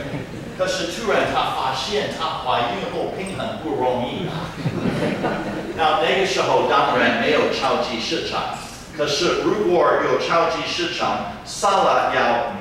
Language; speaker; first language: Chinese; non-native, fluent; English